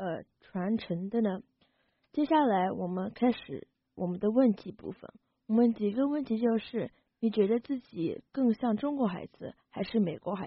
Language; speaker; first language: Chinese; early bilingual, heritage; Chinese